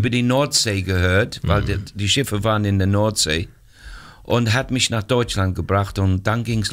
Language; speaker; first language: German; non-native, fluent; English